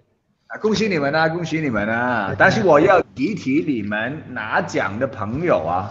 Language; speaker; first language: Chinese; non-native, local second language; Cantonese